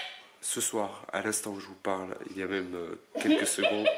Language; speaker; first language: French; native; French